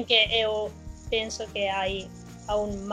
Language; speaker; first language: Portuguese; non-native, learner; Spanish